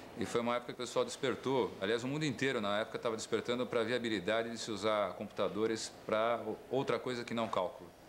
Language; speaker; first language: Portuguese; native; Portuguese